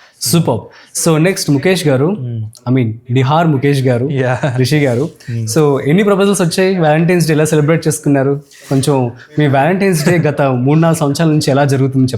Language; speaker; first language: Telugu; native; Telugu